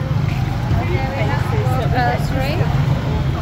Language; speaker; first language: English; non-native, learner; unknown